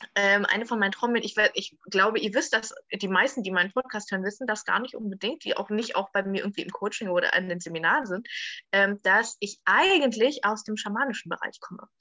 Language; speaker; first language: German; native; German